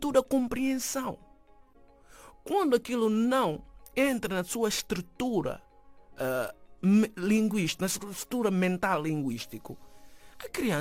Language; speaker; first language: Portuguese; non-native, fluent; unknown